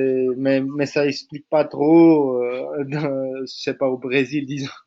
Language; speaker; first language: French; non-native, fluent; Portuguese